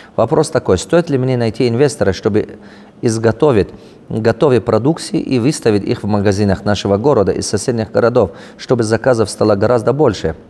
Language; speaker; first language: Russian; non-native, local second language; Tajik